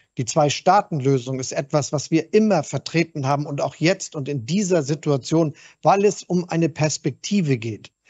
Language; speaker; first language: German; native; German